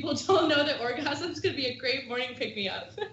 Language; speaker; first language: English; native; English